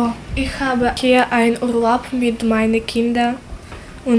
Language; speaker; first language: German; non-native, learner; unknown